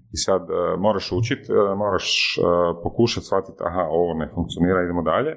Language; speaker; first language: Croatian; native; Croatian